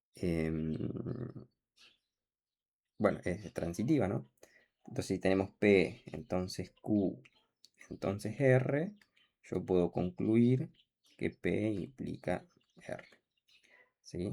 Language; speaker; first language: Spanish; native; Spanish